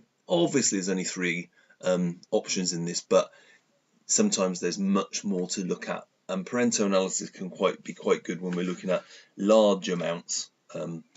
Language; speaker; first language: English; native; English